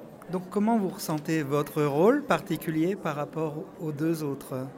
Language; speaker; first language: French; native; French